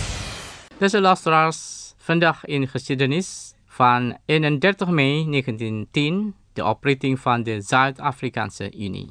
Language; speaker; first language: Dutch; non-native, fluent; Indonesian